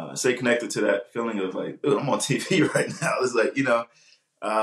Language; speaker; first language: English; native; English